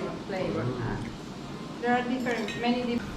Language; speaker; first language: English; non-native, learner; Spanish